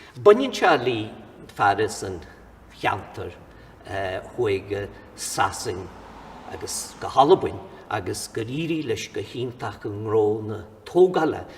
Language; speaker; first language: Irish; native; Irish